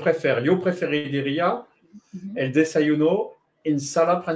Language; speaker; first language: Spanish; non-native, learner; French